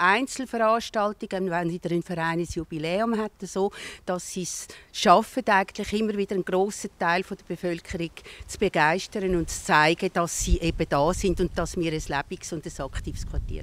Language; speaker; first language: German; native; German